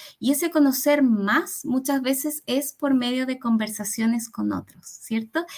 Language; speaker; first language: Spanish; early bilingual, other home language; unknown